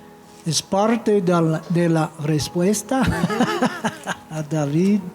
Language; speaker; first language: Spanish; non-native, fluent; English